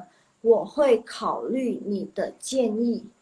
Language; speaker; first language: Chinese; non-native, local second language; Indonesian